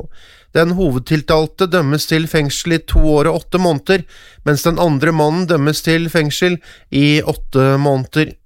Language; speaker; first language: Norwegian; native; Norwegian